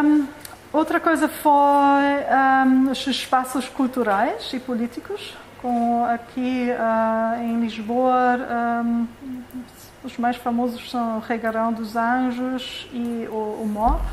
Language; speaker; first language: Portuguese; non-native, fluent; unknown